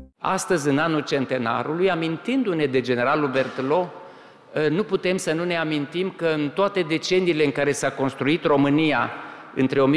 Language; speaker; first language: Romanian; native; Romanian